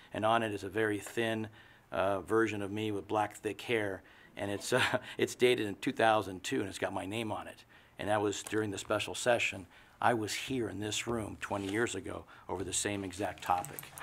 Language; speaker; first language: English; native; English